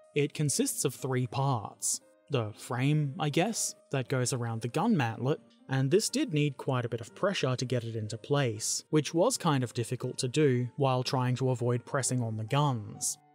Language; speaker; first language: English; native; English